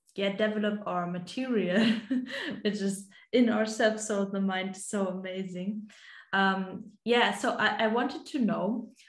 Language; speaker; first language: English; non-native, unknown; German